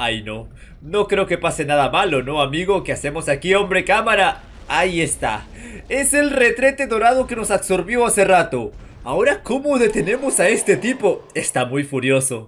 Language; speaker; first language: Spanish; native; Spanish